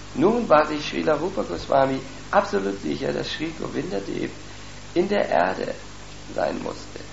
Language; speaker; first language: German; native; German